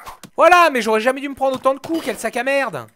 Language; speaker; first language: French; native; French